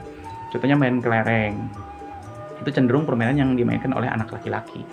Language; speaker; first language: Indonesian; non-native, local second language; Sundanese